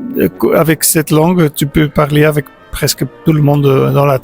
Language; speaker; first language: French; non-native, local second language; Dutch